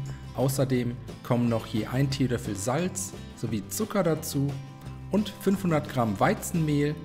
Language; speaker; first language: German; native; German